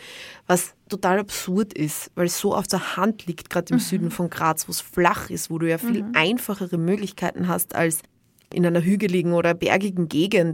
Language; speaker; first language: German; native; German